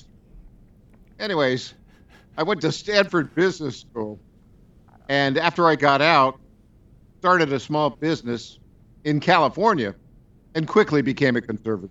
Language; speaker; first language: English; native; English